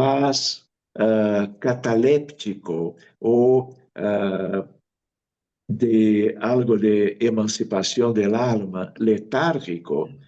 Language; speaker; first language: Spanish; non-native, fluent; Portuguese